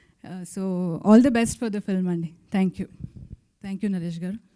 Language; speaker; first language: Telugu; non-native, local second language; Kannada